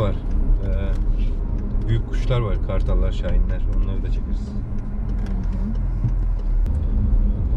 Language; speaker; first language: Turkish; native; Turkish